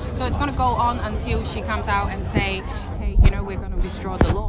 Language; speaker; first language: English; non-native, local second language; Cantonese